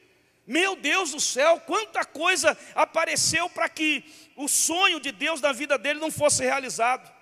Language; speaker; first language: Portuguese; native; Portuguese